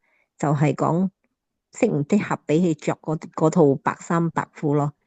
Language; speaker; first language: Cantonese; native; Cantonese